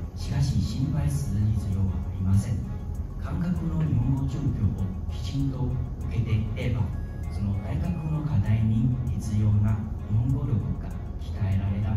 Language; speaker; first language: Japanese; non-native, fluent; Chinese